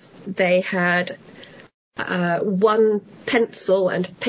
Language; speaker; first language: English; native; English